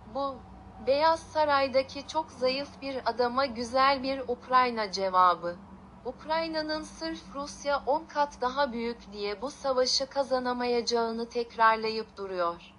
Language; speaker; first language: Turkish; non-native, fluent; Ukrainian